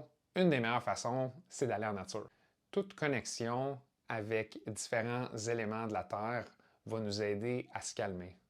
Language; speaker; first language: French; native; French